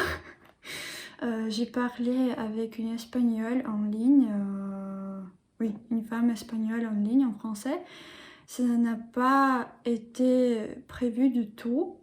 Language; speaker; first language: French; non-native, learner; English